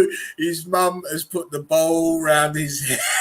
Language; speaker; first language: English; native; English